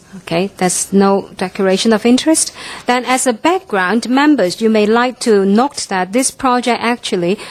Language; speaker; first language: English; non-native, local second language; Cantonese